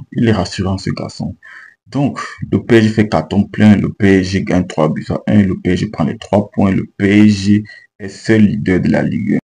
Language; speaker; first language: French; native; French